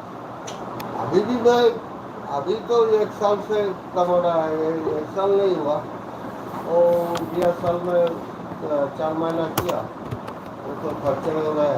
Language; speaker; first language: Hindi; non-native, local second language; Santali